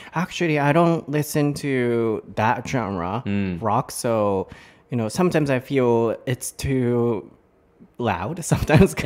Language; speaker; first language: English; non-native, fluent; Japanese